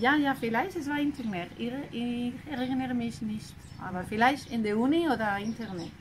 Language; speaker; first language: German; non-native, learner; Spanish